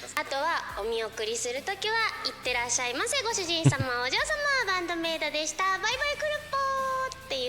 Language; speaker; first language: Japanese; native; Japanese